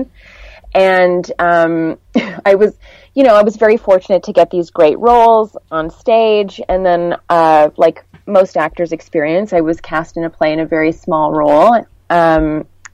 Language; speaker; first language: English; native; English